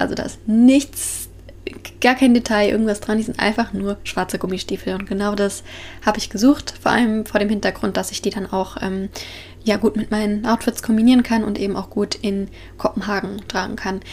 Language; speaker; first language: German; native; German